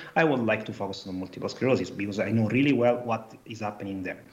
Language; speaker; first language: English; non-native, fluent; Italian